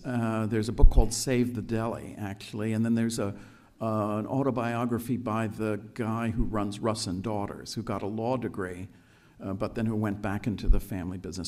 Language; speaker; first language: English; native; English